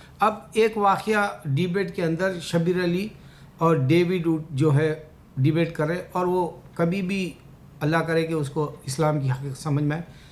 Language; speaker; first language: Urdu; native; Urdu